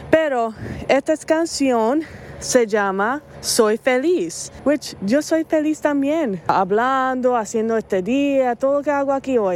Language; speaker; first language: Spanish; early bilingual, heritage; Spanish